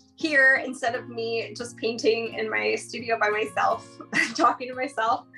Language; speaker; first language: English; native; English